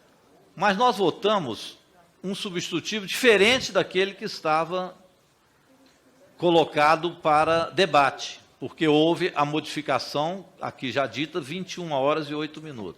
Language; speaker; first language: Portuguese; native; Portuguese